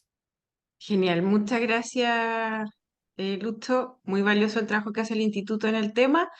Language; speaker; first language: Spanish; native; Spanish